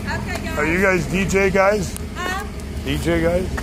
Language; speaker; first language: English; native; English